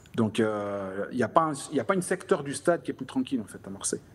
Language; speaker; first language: French; native; French